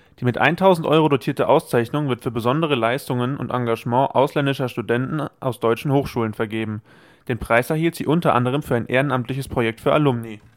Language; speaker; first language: German; native; German